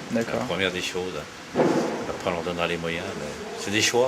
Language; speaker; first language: French; native; French